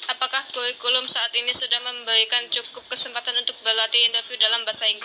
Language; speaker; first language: Indonesian; native; Indonesian